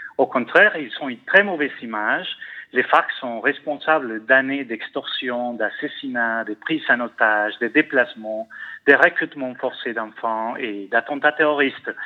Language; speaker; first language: French; non-native, fluent; Spanish